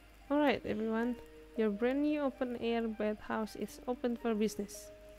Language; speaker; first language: English; non-native, fluent; Indonesian